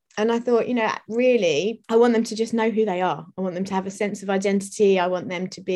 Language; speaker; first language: English; native; English